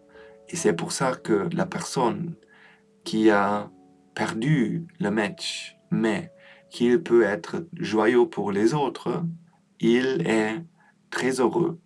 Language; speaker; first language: French; non-native, learner; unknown